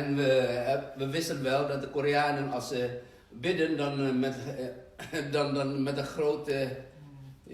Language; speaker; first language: Dutch; non-native, fluent; Indonesian